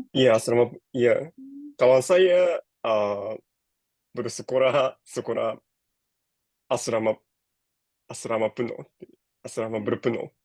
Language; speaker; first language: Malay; non-native, learner; Japanese